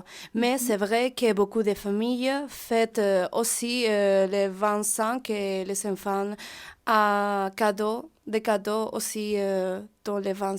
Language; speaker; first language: French; non-native, learner; Spanish